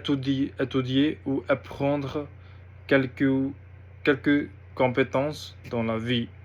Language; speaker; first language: French; non-native, learner; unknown